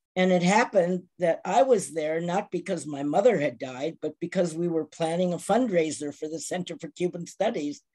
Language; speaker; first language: English; native; English